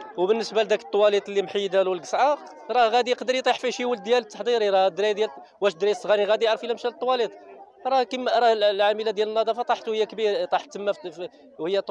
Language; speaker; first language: Arabic; native; Arabic